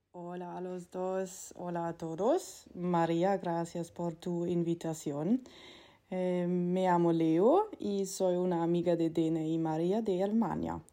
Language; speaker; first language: Spanish; non-native, learner; German